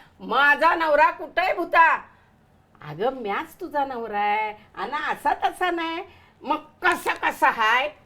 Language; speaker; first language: Marathi; native; Marathi